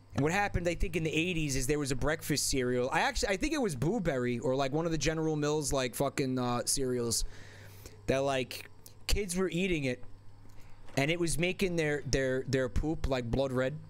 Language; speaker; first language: English; native; English